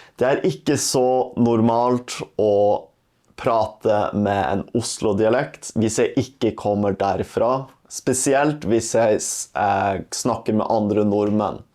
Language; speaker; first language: Norwegian; native; Norwegian